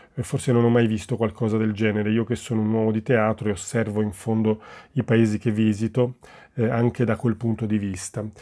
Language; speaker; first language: Italian; native; Italian